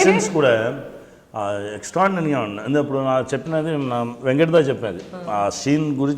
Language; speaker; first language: Telugu; non-native, local second language; Tamil